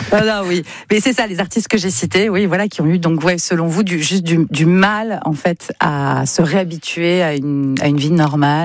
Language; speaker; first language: French; native; French